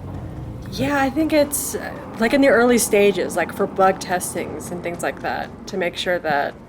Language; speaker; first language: English; native; English